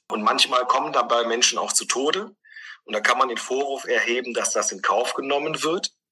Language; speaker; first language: German; early bilingual, other home language; Greek